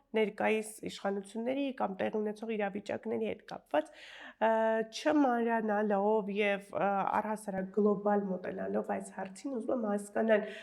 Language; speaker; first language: Armenian; native; Armenian